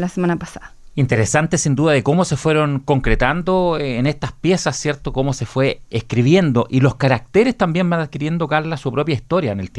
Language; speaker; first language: Spanish; native; Spanish